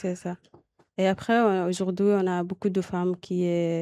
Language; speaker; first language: French; non-native, learner; Arabic